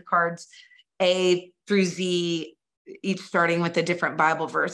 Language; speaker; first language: English; native; English